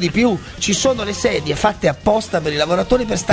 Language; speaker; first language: Italian; native; Italian